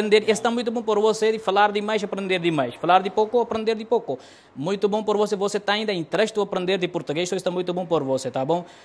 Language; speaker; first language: Portuguese; non-native, learner; Punjabi